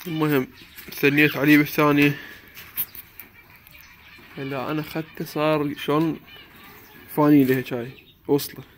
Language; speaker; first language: Arabic; native; Arabic